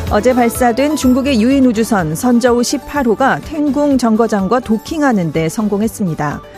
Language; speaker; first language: Korean; native; Korean